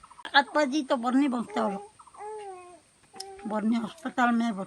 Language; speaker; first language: Hindi; non-native, local second language; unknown